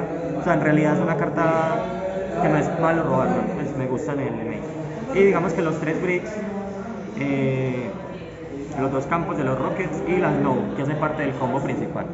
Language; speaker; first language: Spanish; native; Spanish